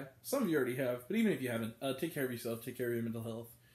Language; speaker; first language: English; native; English